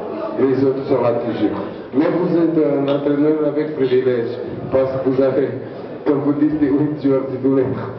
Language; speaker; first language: French; non-native, fluent; Portuguese